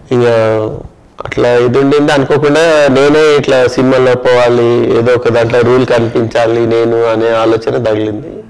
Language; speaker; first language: Telugu; non-native, local second language; Kannada